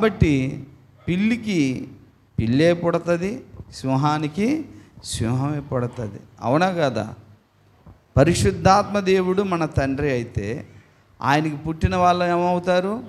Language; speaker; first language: Telugu; native; Telugu